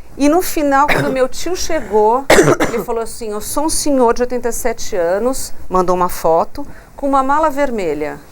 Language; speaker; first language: Portuguese; non-native, local second language; English